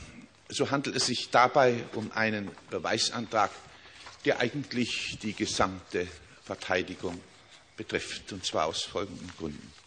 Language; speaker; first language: German; native; German